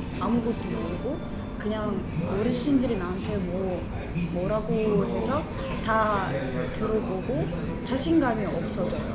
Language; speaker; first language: Korean; non-native, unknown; Russian